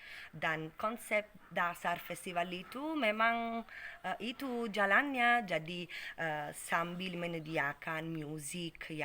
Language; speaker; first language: Indonesian; non-native, fluent; Italian